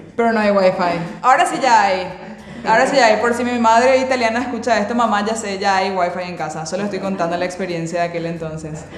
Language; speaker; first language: Spanish; native; Spanish